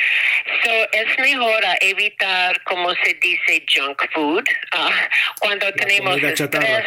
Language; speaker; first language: Spanish; non-native, learner; English